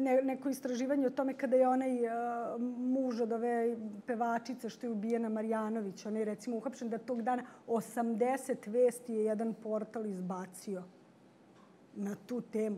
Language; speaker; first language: Bosnian; native; Bosnian